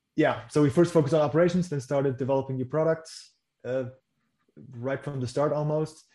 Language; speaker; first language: English; non-native, fluent; German